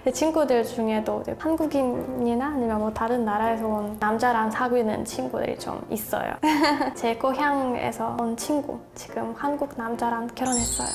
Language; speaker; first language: Korean; non-native, fluent; Russian